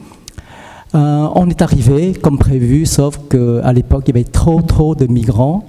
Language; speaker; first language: French; early bilingual, other home language; Vietnamese